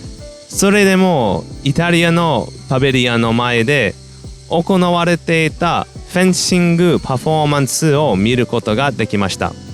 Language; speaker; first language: Japanese; non-native, fluent; English